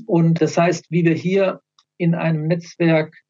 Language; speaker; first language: German; native; German